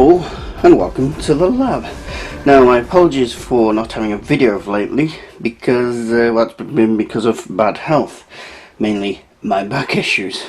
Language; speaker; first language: English; native; English